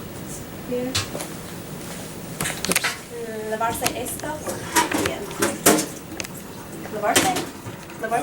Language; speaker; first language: Spanish; non-native, learner; English